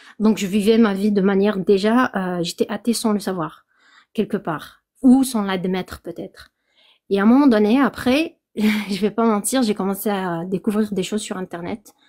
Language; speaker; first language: French; non-native, local second language; Kabyle